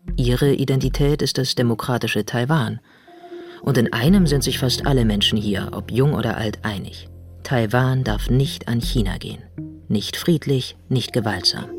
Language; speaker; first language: German; native; German